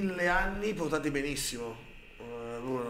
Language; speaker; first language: Italian; native; Italian